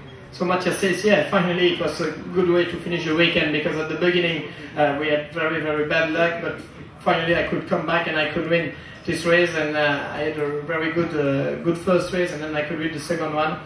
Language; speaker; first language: English; non-native, fluent; French